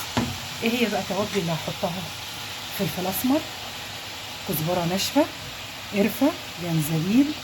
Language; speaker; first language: Arabic; native; Arabic